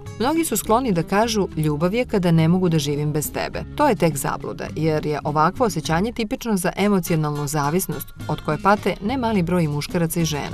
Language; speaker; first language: Serbian; native; Serbian